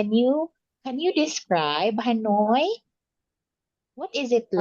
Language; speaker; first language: English; non-native, local second language; Filipino